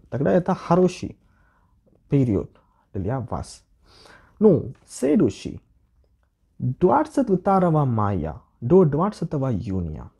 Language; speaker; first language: Russian; non-native, learner; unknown